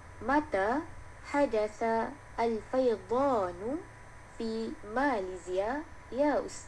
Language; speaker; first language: Arabic; non-native, learner; Malay